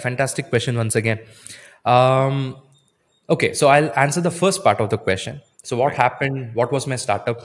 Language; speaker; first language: English; non-native, local second language; Tamil